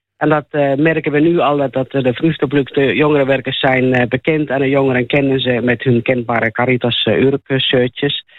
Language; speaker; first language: Dutch; non-native, fluent; Finnish